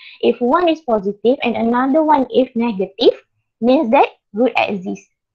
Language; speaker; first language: English; non-native, local second language; Malay